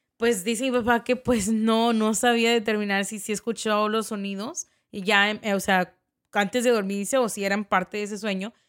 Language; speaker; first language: Spanish; native; Spanish